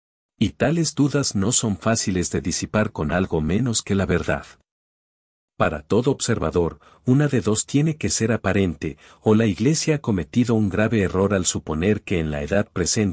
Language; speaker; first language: Spanish; native; Spanish